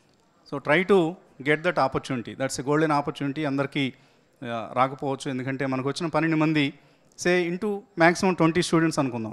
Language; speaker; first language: Telugu; native; Telugu